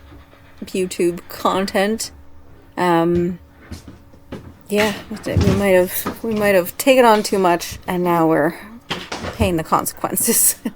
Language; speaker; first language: English; native; English